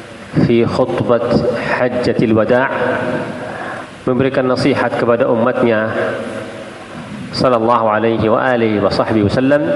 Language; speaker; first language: Indonesian; non-native, fluent; Arabic